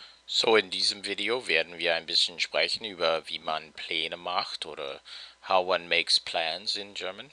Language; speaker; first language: German; non-native, fluent; English